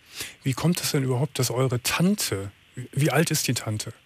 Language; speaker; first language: German; native; German